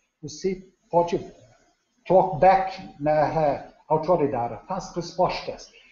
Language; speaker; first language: Portuguese; non-native, learner; Danish